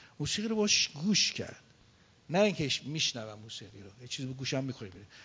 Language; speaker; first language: Persian; native; Persian